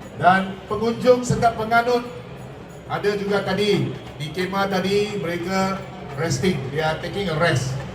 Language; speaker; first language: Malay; non-native, local second language; Chinese